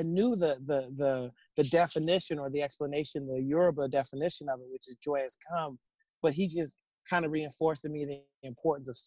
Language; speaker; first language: English; native; English